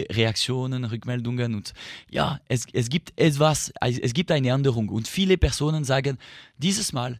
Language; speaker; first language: German; non-native, local second language; French